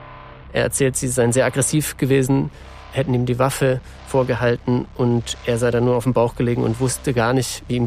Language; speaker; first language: German; native; German